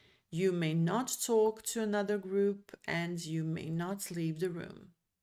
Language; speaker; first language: English; non-native, fluent; Serbian